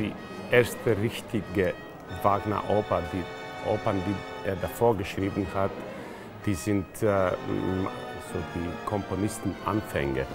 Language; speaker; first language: German; non-native, fluent; Latvian